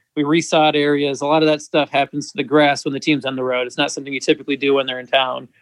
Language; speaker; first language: English; native; English